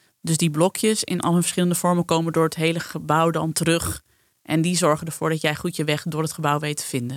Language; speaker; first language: Dutch; native; Dutch